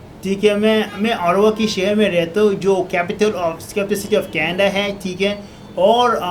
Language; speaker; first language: Hindi; non-native, learner; Arabic